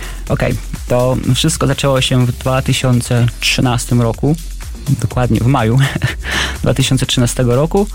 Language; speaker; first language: Polish; native; Polish